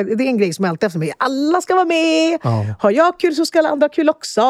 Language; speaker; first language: Swedish; early bilingual, other home language; Spanish